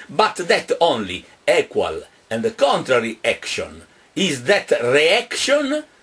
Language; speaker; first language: English; non-native, fluent; Italian